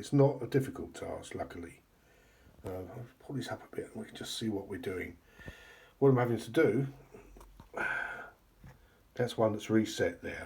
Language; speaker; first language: English; native; English